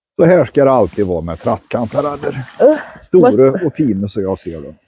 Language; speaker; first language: Swedish; native; Swedish